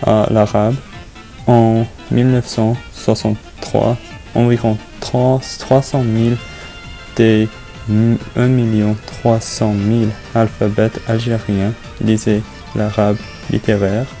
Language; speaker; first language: French; non-native, learner; English